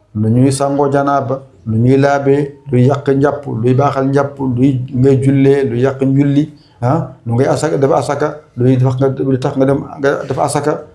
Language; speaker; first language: Wolof; non-native, local second language; Fula